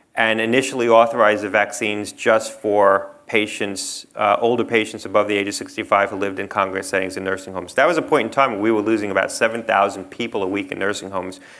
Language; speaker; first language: English; native; English